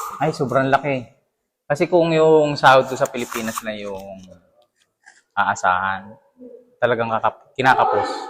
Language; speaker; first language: Filipino; native; Filipino